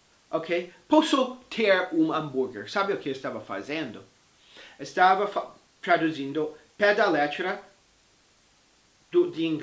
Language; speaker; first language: Portuguese; non-native, fluent; English